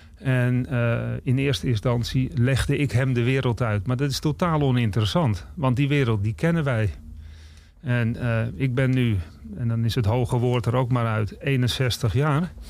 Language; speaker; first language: Dutch; native; Dutch